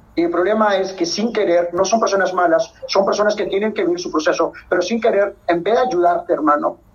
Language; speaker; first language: Spanish; native; Spanish